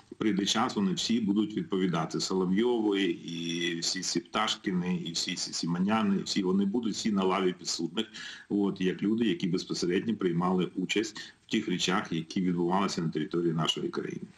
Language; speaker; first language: Ukrainian; non-native, local second language; Russian